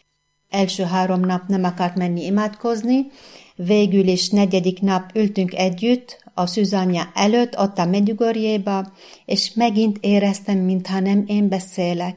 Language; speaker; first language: Hungarian; non-native, fluent; Arabic